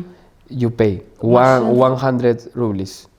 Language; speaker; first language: English; non-native, learner; Spanish